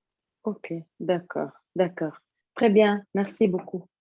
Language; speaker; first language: French; non-native, local second language; Arabic